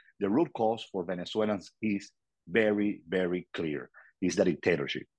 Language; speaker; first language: English; non-native, fluent; Spanish